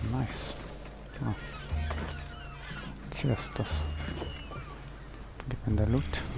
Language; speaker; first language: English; non-native, learner; Lithuanian